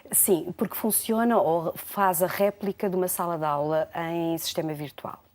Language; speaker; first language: Portuguese; native; Portuguese